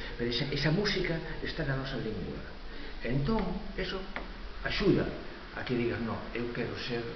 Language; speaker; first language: Galician; native; Galician